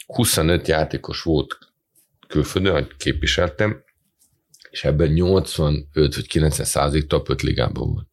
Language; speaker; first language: Hungarian; non-native, fluent; Serbian